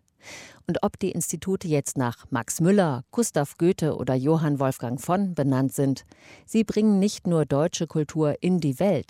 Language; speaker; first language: German; native; German